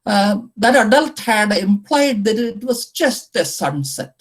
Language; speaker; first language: English; non-native, local second language; Malayalam